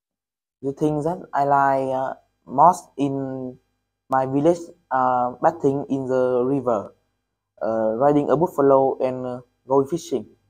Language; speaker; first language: English; non-native, learner; Vietnamese